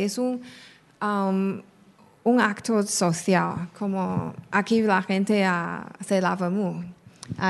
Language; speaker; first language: Spanish; non-native, fluent; Chinese